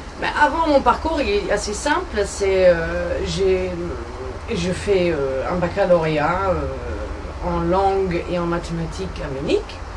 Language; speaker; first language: French; non-native, fluent; German